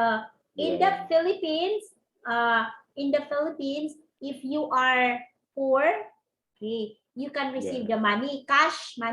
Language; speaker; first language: English; non-native, local second language; Cebuano